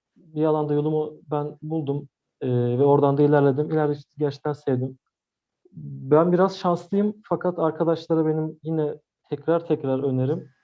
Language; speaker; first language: Turkish; native; Turkish